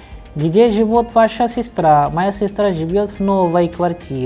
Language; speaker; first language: Russian; non-native, fluent; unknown